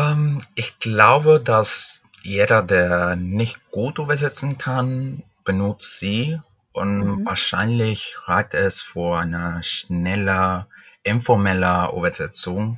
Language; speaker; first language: German; non-native, fluent; Spanish